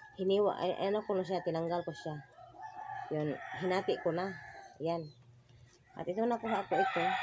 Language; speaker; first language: Filipino; non-native, local second language; Cebuano